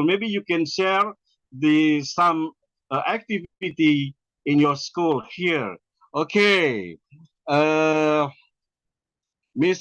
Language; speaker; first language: English; non-native, learner; Indonesian